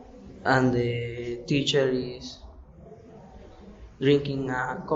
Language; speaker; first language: English; non-native, learner; Spanish